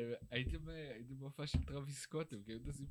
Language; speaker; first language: Hebrew; native; Hebrew